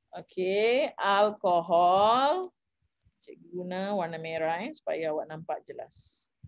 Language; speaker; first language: Malay; non-native, local second language; Tamil